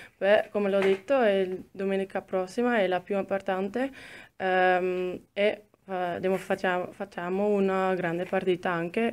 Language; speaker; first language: Italian; non-native, learner; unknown